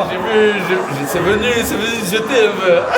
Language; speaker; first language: French; native; French